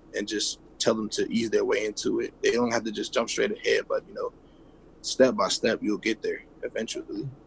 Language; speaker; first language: English; native; English